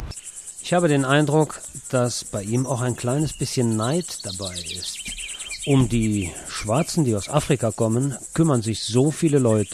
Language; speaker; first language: German; native; German